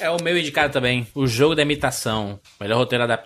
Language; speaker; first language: Portuguese; native; Portuguese